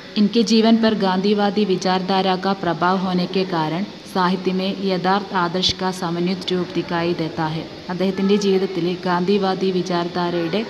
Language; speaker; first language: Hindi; non-native, local second language; Malayalam